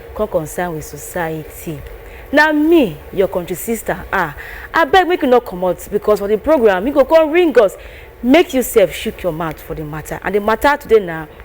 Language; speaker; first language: Nigerian Pidgin; native; Nigerian Pidgin